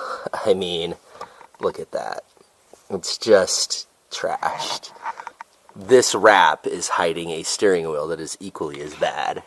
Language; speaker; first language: English; native; English